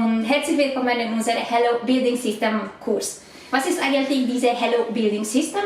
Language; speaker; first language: German; non-native, learner; Hungarian